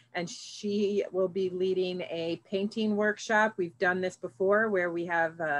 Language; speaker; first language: English; native; English